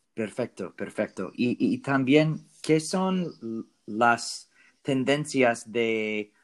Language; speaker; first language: Spanish; non-native, learner; English